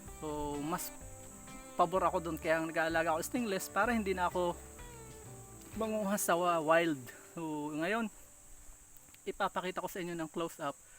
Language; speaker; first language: Filipino; native; Filipino